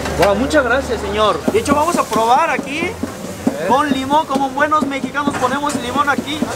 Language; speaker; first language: Spanish; non-native, fluent; Korean